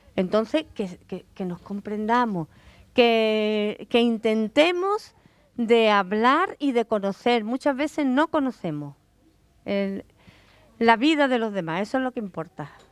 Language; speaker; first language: Spanish; native; Spanish